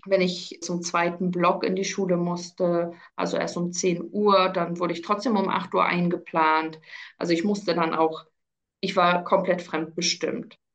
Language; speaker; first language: German; early bilingual, other home language; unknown